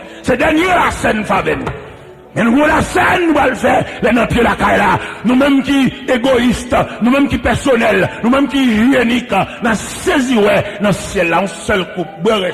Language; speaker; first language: French; non-native, local second language; Haitian Creole